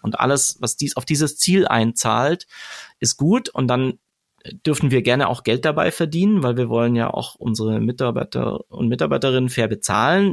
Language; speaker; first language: German; native; German